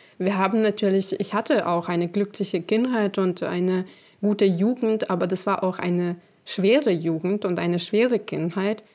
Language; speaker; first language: German; non-native, fluent; Ukrainian